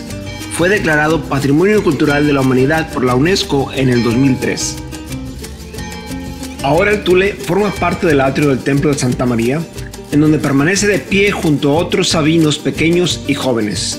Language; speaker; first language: Spanish; native; Spanish